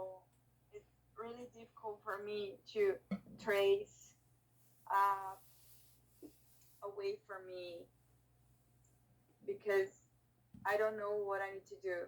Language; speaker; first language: English; non-native, learner; Portuguese